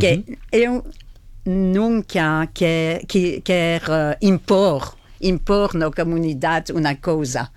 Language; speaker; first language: Portuguese; non-native, fluent; French